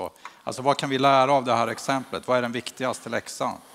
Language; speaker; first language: Swedish; native; Swedish